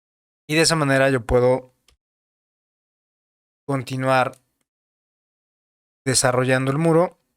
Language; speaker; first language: Spanish; native; Spanish